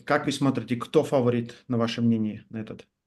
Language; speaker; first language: Russian; non-native, fluent; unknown